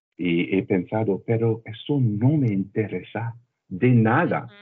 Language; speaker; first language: Spanish; non-native, learner; French